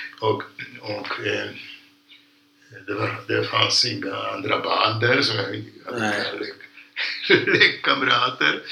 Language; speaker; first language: Swedish; non-native, fluent; Polish